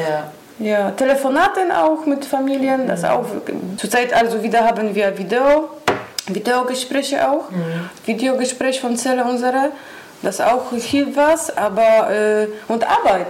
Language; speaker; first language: German; non-native, learner; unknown